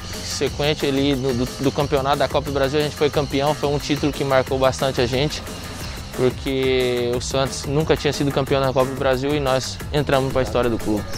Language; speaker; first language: Portuguese; early bilingual, other home language; Spanish